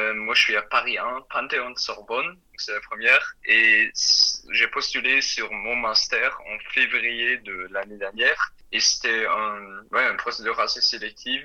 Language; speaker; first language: French; non-native, fluent; German